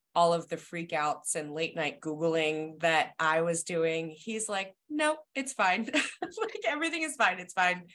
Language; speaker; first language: English; native; English